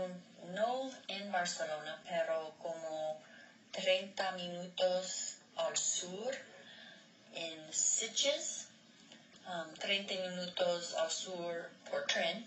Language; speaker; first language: Spanish; non-native, learner; English